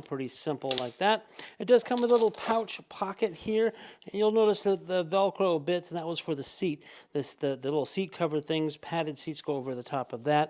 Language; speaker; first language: English; native; English